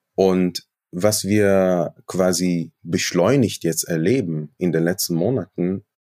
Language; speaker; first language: German; non-native, fluent; Hebrew